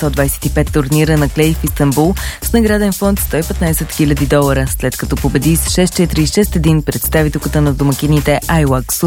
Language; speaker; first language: Bulgarian; native; Bulgarian